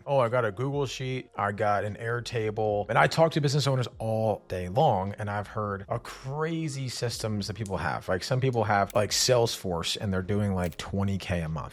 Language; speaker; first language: English; native; English